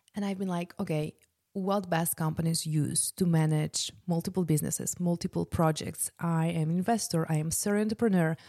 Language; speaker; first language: English; non-native, fluent; Polish